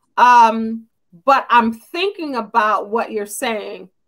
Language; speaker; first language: English; native; English